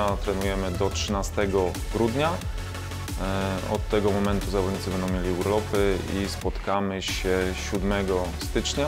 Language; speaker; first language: Polish; native; Polish